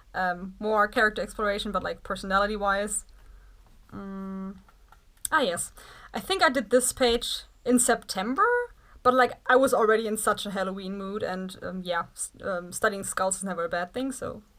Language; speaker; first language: English; non-native, fluent; German